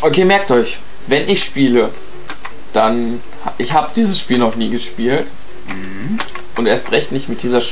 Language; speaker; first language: German; early bilingual, other home language; Turkish